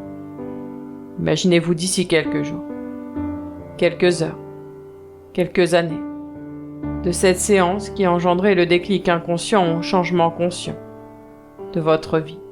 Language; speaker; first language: French; native; French